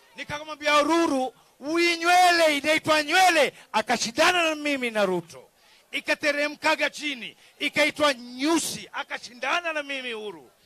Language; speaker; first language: Swahili; native; Swahili